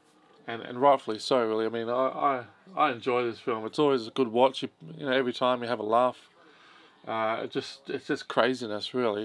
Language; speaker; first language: English; native; English